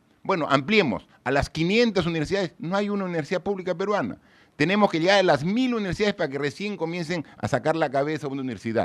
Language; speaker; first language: Spanish; native; Spanish